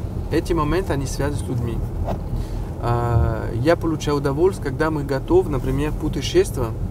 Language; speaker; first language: Russian; non-native, fluent; French